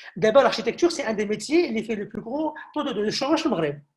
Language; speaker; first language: French; non-native, local second language; Arabic